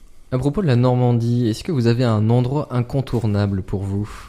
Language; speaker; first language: French; native; French